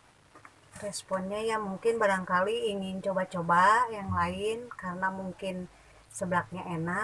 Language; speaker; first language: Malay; non-native, local second language; Sundanese